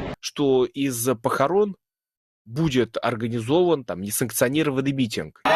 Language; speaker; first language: Russian; native; Russian